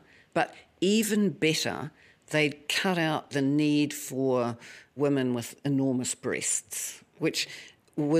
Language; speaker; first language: English; native; English